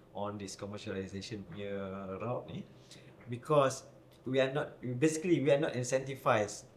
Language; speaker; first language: English; non-native, local second language; Malay